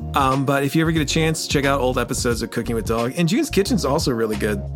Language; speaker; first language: English; native; English